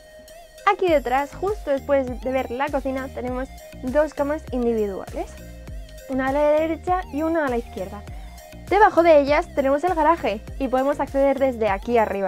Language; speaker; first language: Spanish; native; Spanish